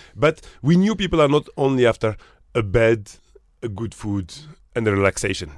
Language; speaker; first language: English; non-native, fluent; Arabic